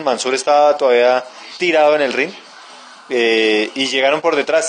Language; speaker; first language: Spanish; native; Spanish